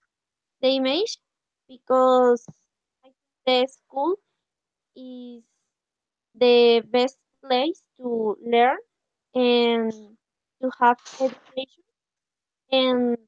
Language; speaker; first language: English; non-native, learner; Spanish